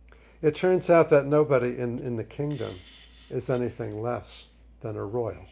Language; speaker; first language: English; native; English